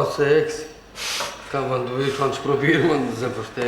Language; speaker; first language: German; non-native, learner; Romany